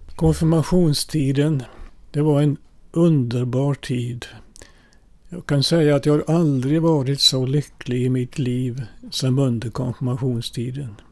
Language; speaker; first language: Swedish; early bilingual, other home language; Finnish